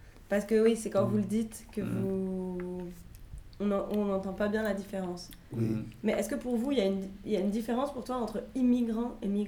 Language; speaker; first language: French; native; French